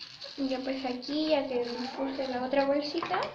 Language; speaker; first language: Spanish; native; Spanish